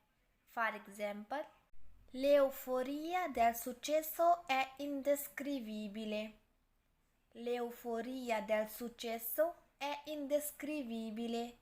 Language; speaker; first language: Italian; non-native, fluent; Urdu